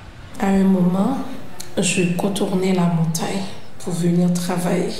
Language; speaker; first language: French; non-native, local second language; Haitian Creole